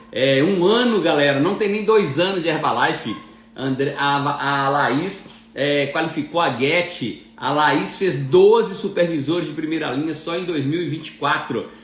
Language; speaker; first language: Portuguese; native; Portuguese